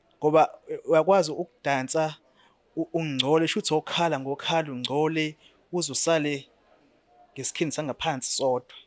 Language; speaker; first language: Zulu; native; Zulu